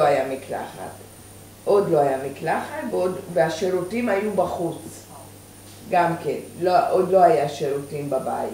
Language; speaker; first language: Hebrew; early bilingual, other home language; Persian